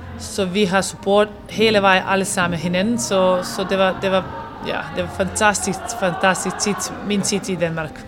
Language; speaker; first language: Danish; non-native, fluent; Serbian